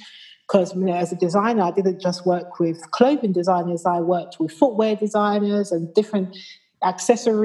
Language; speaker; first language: English; native; English